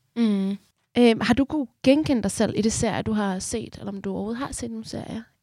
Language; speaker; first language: Danish; early bilingual, other home language; Persian